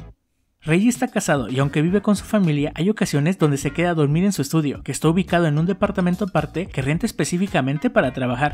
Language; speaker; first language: Spanish; native; Spanish